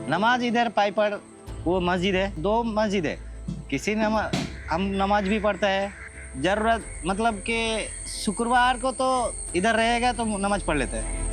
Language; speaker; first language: Hindi; non-native, local second language; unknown